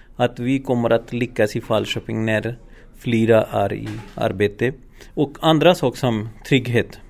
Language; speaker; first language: Swedish; non-native, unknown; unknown